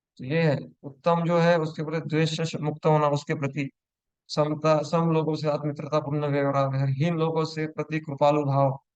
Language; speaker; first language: Hindi; non-native, local second language; Marathi